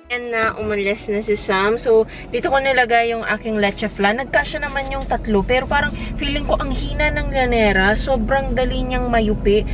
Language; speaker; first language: Filipino; native; Filipino